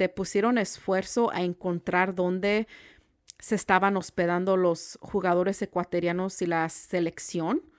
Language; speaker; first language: Spanish; early bilingual, other home language; English